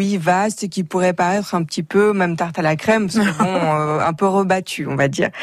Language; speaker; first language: French; native; French